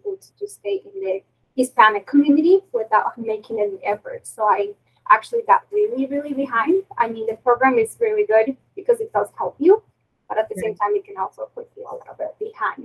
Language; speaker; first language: English; non-native, fluent; Spanish